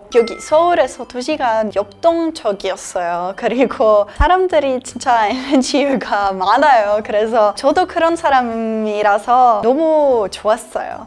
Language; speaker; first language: Korean; non-native, learner; Serbian